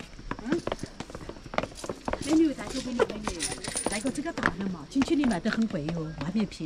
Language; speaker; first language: Chinese; native; Chinese